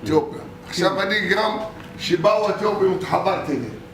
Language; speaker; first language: Hebrew; non-native, local second language; Arabic